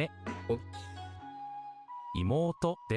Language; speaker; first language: Japanese; non-native, learner; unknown